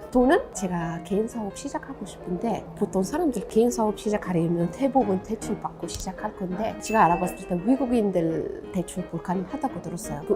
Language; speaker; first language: Korean; non-native, fluent; Arabic